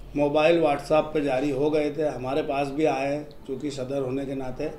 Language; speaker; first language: Hindi; native; Hindi